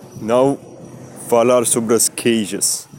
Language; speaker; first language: Portuguese; non-native, learner; Spanish